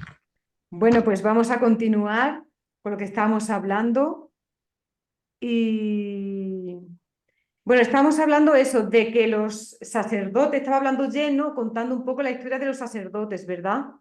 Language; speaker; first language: Spanish; native; Spanish